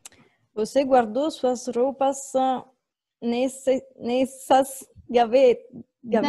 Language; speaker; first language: Portuguese; non-native, learner; French